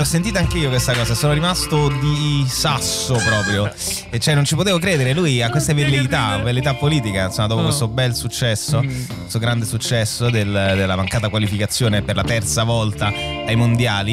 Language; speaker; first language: Italian; native; Italian